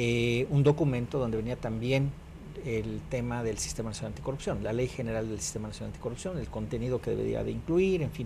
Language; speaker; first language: Spanish; native; Spanish